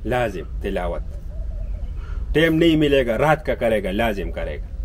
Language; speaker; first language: Hindi; non-native, local second language; Pashto